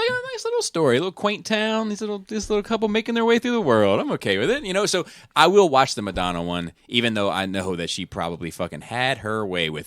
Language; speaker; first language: English; native; English